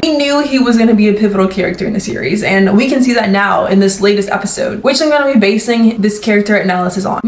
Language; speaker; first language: English; native; English